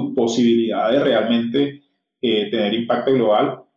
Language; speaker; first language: Spanish; native; Spanish